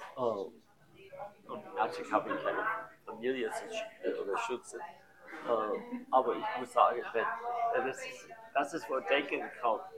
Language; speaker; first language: German; non-native, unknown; English